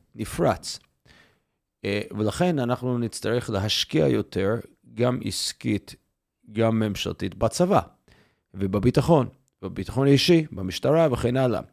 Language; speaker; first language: Hebrew; non-native, fluent; English